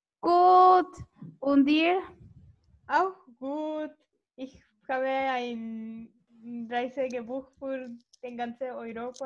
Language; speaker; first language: German; non-native, learner; Spanish